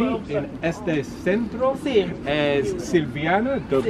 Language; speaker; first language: Spanish; non-native, learner; English